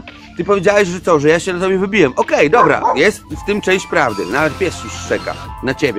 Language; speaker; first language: Polish; native; Polish